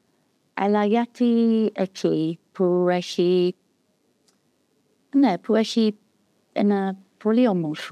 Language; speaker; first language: Greek; non-native, fluent; English